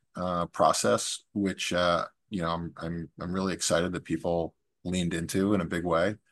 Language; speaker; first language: English; native; English